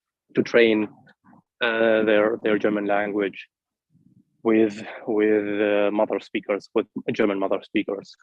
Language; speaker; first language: English; non-native, fluent; Arabic